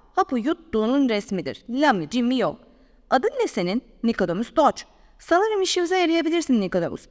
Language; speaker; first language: Turkish; native; Turkish